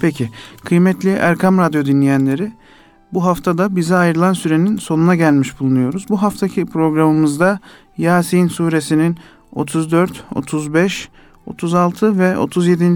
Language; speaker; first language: Turkish; native; Turkish